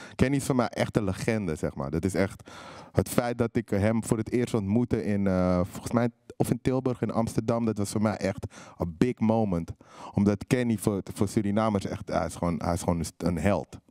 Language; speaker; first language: Dutch; native; Dutch